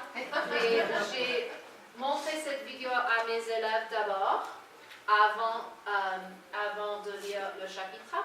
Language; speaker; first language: French; non-native, fluent; English